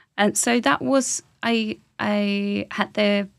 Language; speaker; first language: English; non-native, fluent; Finnish